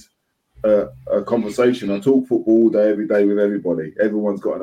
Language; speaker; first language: English; native; English